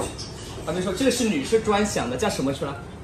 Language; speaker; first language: Chinese; native; Chinese